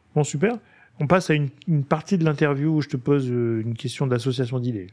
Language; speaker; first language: French; native; French